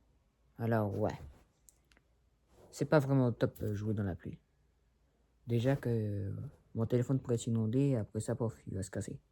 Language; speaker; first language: French; early bilingual, other home language; Spanish